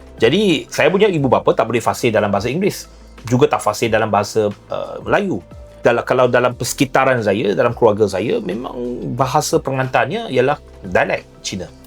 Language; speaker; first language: Malay; non-native, local second language; Chinese